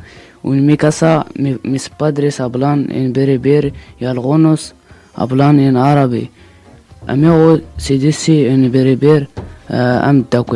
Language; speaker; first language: Spanish; non-native, learner; Berber languages